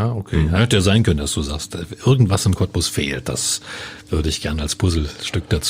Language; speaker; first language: German; native; German